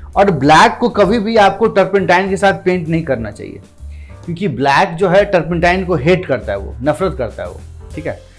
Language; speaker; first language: Hindi; non-native, local second language; Gujarati